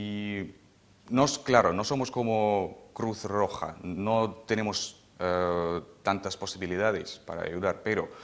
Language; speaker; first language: Spanish; non-native, fluent; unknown